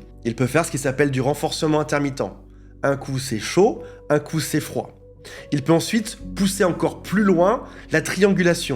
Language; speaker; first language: French; native; French